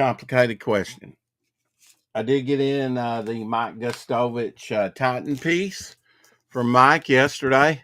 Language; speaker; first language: English; native; English